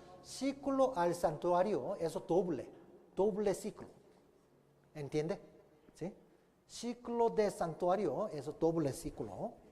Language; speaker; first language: Spanish; non-native, learner; Korean